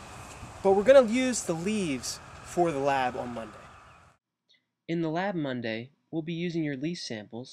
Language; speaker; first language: English; native; English